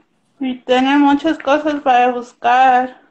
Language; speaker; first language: Spanish; early bilingual, heritage; Spanish